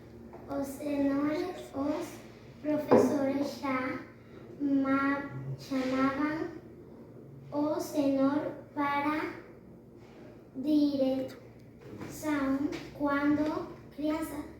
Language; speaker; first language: Portuguese; non-native, learner; Spanish